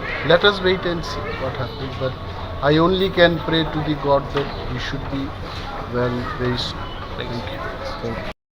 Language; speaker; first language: English; non-native, local second language; Bangla